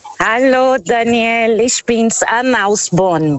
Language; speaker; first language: German; non-native, fluent; Portuguese